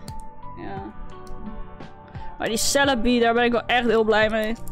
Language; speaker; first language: Dutch; native; Dutch